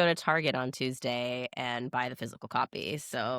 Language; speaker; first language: English; native; English